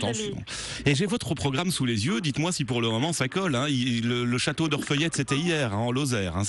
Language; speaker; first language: French; native; French